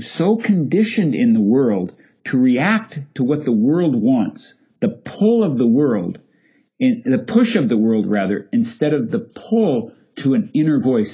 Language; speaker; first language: English; native; English